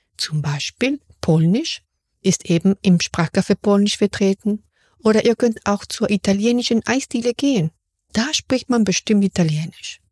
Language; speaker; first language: German; non-native, fluent; Spanish